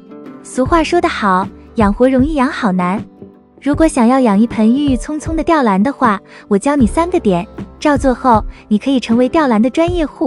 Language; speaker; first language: Chinese; native; Chinese